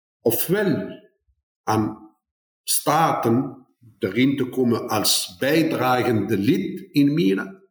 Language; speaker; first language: Dutch; non-native, fluent; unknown